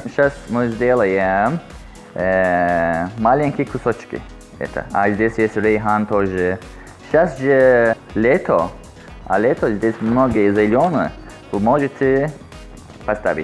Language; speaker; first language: Russian; non-native, learner; Azerbaijani